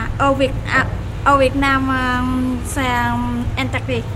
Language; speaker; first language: French; non-native, learner; Vietnamese